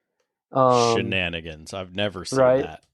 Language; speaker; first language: English; native; English